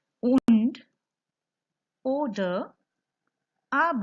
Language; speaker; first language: German; non-native, fluent; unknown